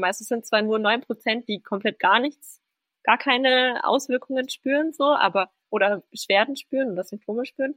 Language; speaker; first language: German; native; German